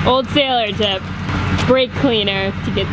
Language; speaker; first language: English; native; English